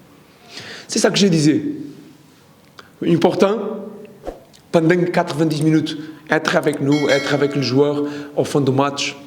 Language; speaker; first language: French; non-native, learner; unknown